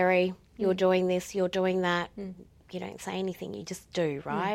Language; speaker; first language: English; native; English